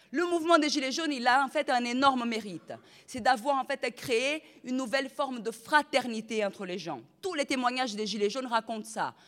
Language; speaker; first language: French; non-native, fluent; Portuguese